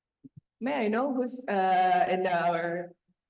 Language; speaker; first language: English; non-native, fluent; Thai